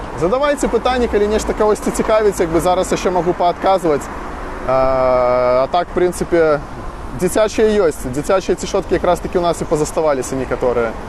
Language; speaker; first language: Belarusian; non-native, local second language; Russian